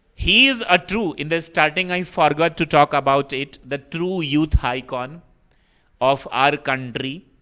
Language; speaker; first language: English; non-native, local second language; Hindi